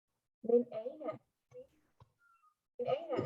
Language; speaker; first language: Arabic; non-native, learner; Urdu